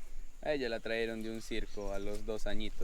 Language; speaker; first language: Spanish; native; Spanish